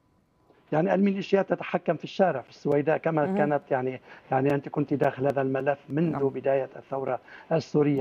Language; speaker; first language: Arabic; native; Arabic